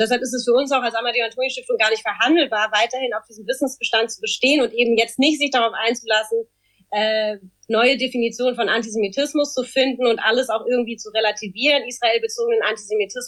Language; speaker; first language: German; native; German